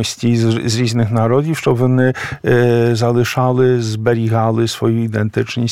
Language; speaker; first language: Ukrainian; non-native, fluent; Polish